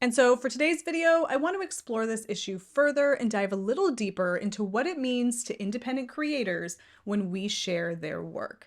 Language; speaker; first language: English; native; English